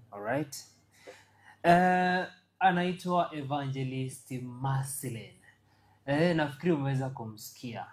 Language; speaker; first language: Swahili; non-native, local second language; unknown